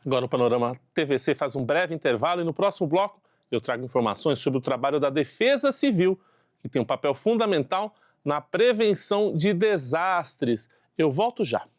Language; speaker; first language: Portuguese; native; Portuguese